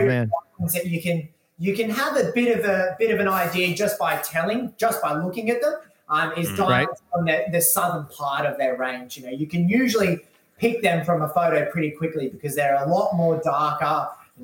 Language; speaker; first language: English; native; English